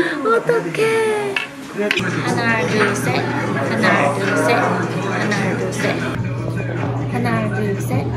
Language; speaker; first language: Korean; non-native, learner; Chinese